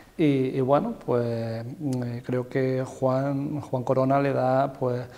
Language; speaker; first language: Spanish; native; Spanish